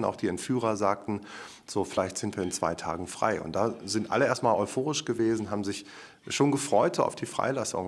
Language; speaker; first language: German; native; German